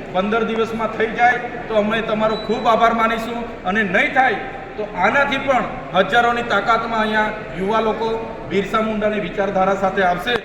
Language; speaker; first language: Gujarati; non-native, local second language; Vasavi